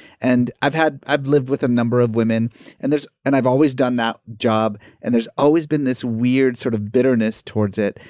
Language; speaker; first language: English; early bilingual, other home language; Persian